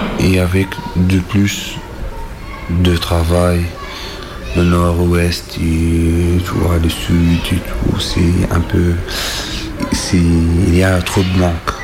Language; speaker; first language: French; non-native, learner; Arabic